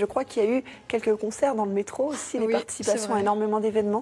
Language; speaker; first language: French; native; French